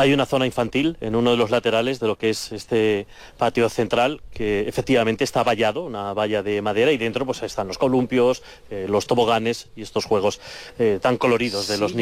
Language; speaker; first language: Spanish; native; Spanish